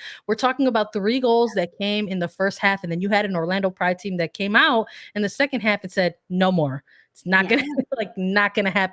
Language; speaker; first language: English; native; English